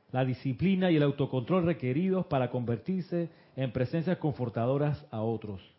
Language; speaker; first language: Spanish; early bilingual, other home language; Russian